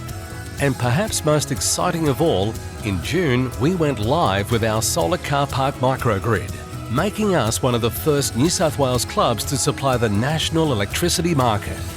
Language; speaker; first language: English; native; English